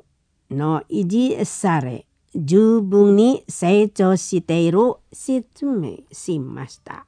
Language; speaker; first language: Japanese; non-native, fluent; Indonesian